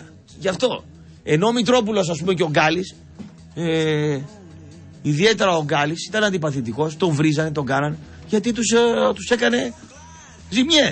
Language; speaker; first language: Greek; native; Greek